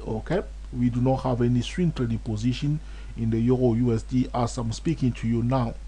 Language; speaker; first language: English; non-native, fluent; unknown